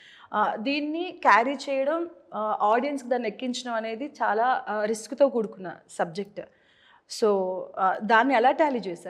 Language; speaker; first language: Telugu; native; Telugu